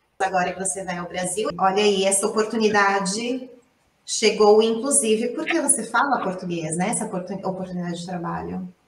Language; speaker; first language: Portuguese; non-native, fluent; Italian